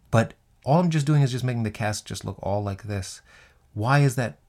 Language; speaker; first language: English; native; English